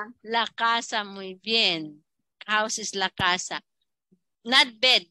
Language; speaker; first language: Spanish; non-native, fluent; Filipino